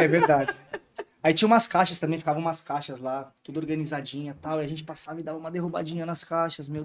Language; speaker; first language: Portuguese; native; Portuguese